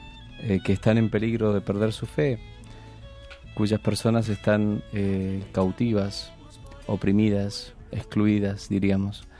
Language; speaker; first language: Spanish; native; Spanish